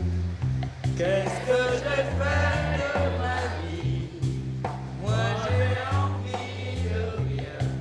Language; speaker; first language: French; native; French